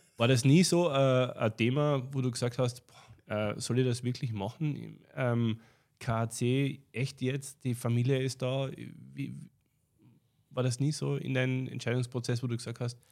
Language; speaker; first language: German; native; German